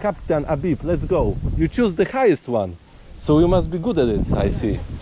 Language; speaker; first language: English; non-native, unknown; Polish